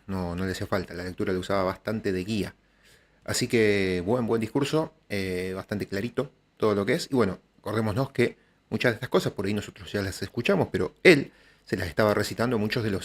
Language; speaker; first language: Spanish; native; Spanish